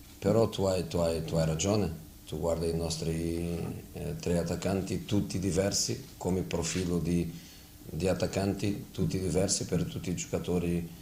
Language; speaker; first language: Italian; non-native, fluent; Portuguese